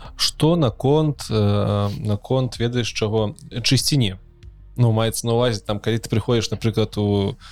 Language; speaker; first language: Belarusian; native; Belarusian